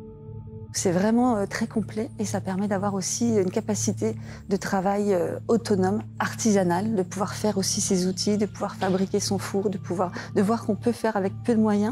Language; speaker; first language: French; native; French